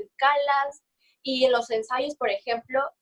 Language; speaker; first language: Spanish; native; Spanish